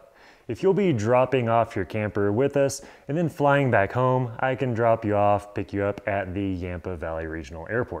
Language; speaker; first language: English; native; English